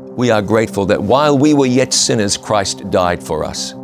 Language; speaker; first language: English; native; English